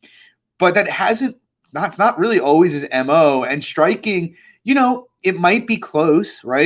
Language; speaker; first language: English; native; English